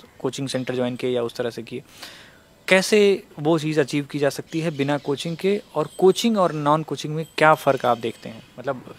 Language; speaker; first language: Hindi; native; Hindi